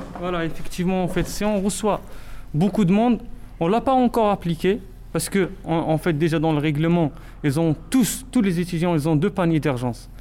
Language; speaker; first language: French; non-native, local second language; Arabic